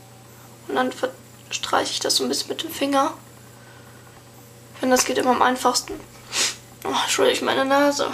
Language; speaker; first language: German; native; German